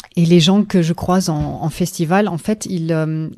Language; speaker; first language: French; non-native, fluent; German